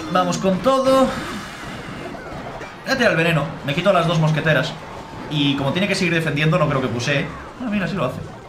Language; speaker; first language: Spanish; native; Spanish